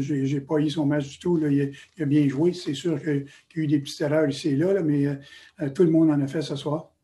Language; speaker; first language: French; native; French